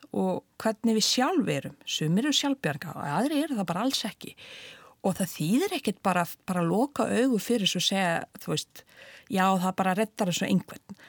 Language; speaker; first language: Icelandic; non-native, fluent; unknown